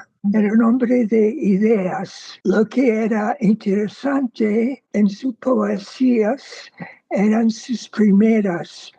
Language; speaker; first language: Spanish; non-native, fluent; English